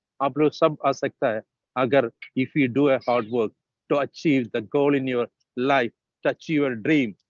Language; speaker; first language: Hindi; non-native, local second language; Malayalam